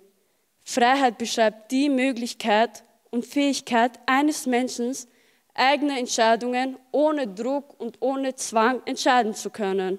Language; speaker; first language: German; early bilingual, other home language; Albanian